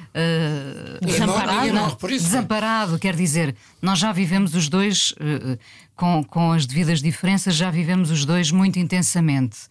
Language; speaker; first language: Portuguese; native; Portuguese